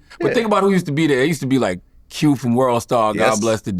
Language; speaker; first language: English; native; English